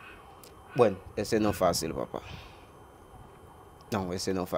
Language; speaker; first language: Spanish; non-native, learner; Haitian Creole